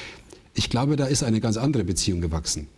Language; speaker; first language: German; native; German